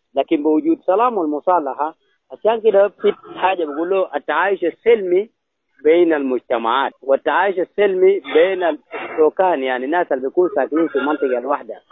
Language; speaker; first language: Arabic; non-native, local second language; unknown